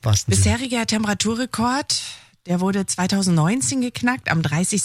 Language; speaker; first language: German; native; German